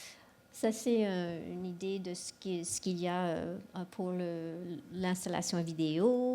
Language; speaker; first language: French; non-native, local second language; English